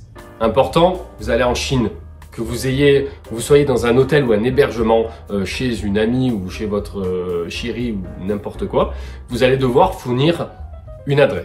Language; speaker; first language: French; native; French